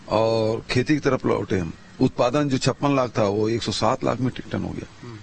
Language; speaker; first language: Hindi; native; Hindi